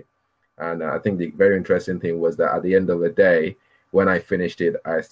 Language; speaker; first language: English; non-native, local second language; Yoruba